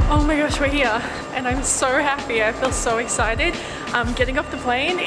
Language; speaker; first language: English; native; English